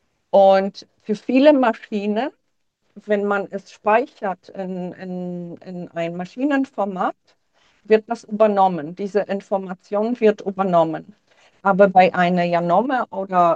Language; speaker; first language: German; non-native, fluent; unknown